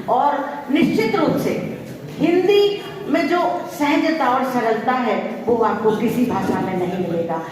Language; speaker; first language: Hindi; native; Hindi